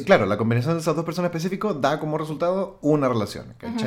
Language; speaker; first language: Spanish; native; Spanish